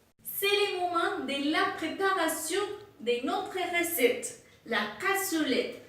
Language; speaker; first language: French; non-native, fluent; Spanish